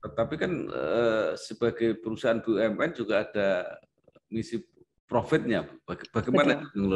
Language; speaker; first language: Indonesian; native; Indonesian